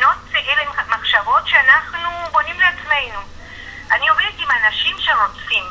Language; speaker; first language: Hebrew; non-native, fluent; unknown